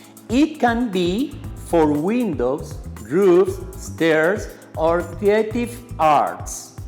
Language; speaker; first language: English; non-native, fluent; Spanish